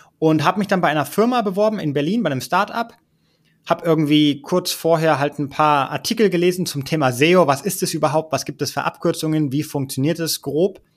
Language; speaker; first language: German; early bilingual, heritage; German